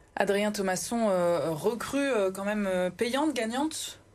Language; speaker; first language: French; native; French